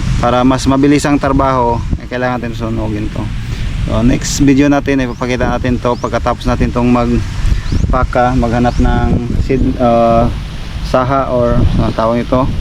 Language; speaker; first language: Filipino; non-native, local second language; Cebuano